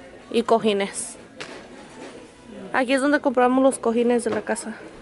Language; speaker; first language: Spanish; early bilingual, heritage; Spanish